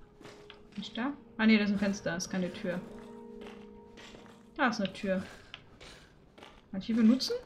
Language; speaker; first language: German; native; German